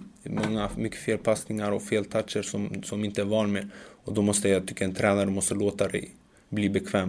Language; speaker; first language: Swedish; early bilingual, other home language; Macedonian